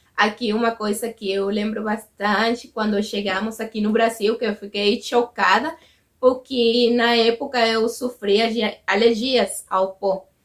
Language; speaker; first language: Portuguese; non-native, fluent; Spanish